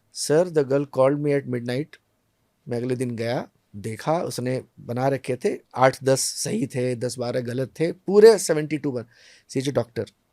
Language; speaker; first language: Hindi; native; Hindi